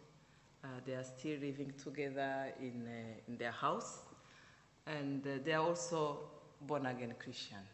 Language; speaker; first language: English; non-native, local second language; Kinyarwanda